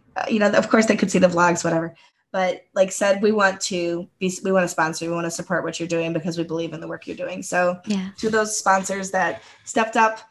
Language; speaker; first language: English; native; English